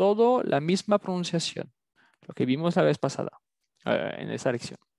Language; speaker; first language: Spanish; non-native, fluent; French